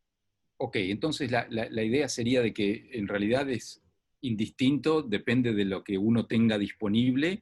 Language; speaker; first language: Spanish; native; Spanish